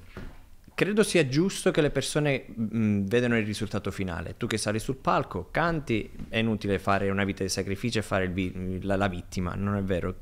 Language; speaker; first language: Italian; native; Italian